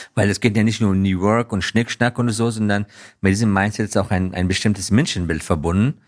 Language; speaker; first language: German; non-native, fluent; Persian